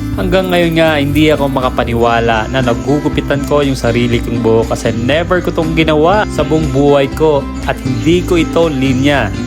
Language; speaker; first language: Filipino; non-native, local second language; Hiligaynon